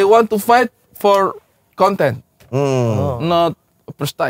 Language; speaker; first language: English; non-native, learner; Indonesian